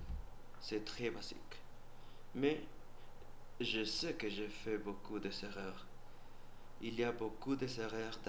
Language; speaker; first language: French; non-native, learner; Spanish